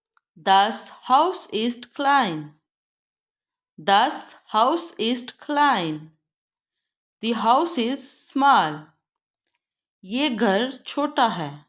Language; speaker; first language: German; non-native, learner; Urdu